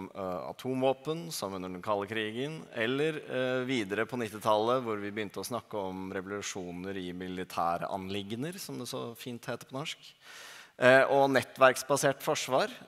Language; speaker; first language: Norwegian; native; Norwegian